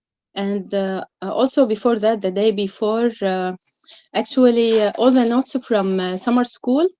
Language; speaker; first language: English; non-native, learner; Arabic